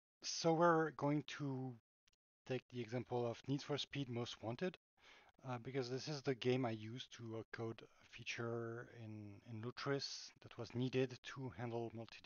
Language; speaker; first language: English; non-native, fluent; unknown